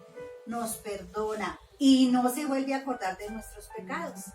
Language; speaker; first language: Spanish; native; Spanish